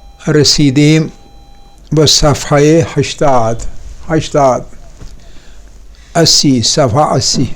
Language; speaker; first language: Persian; non-native, fluent; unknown